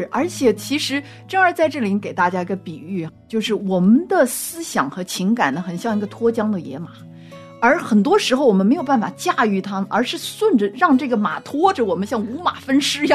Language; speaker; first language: Chinese; native; Chinese